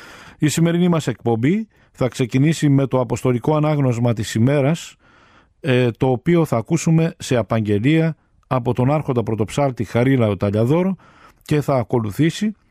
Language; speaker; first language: Greek; native; Greek